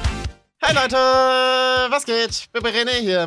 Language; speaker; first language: German; native; German